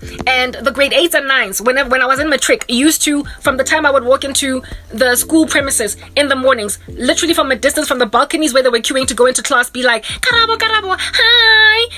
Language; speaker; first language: English; non-native, local second language; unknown